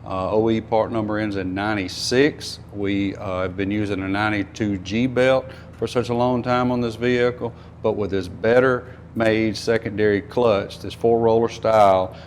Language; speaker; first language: English; native; English